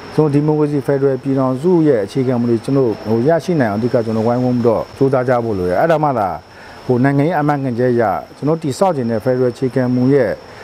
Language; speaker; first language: Burmese; non-native, local second language; S'gaw Karen